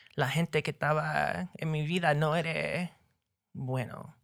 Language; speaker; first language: Spanish; early bilingual, heritage; Spanish